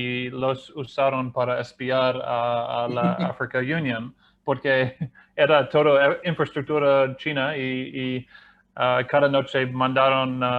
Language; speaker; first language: Spanish; non-native, fluent; English